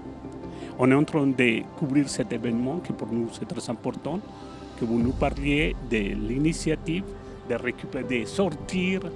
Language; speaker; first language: French; non-native, fluent; Spanish